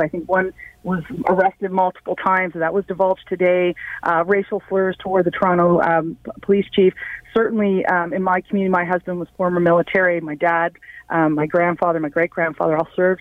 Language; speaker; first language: English; native; English